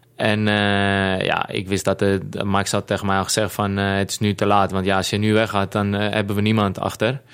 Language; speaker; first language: Dutch; non-native, fluent; Greek